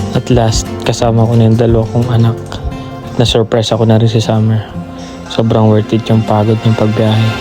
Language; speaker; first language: Filipino; native; Filipino